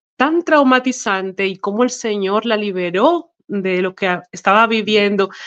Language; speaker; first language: Spanish; native; Spanish